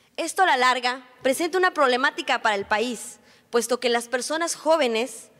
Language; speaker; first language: Spanish; native; Spanish